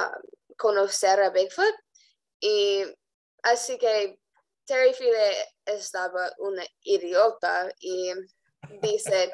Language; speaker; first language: Spanish; non-native, learner; English